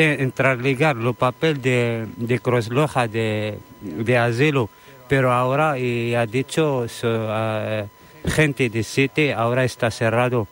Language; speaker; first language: Spanish; non-native, learner; Arabic